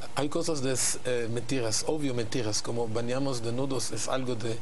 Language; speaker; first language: Spanish; non-native, learner; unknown